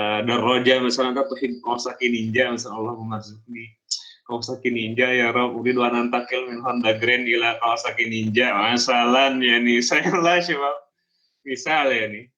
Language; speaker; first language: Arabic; non-native, fluent; Indonesian